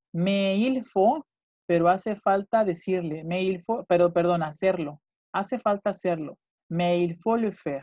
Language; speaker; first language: Spanish; native; Spanish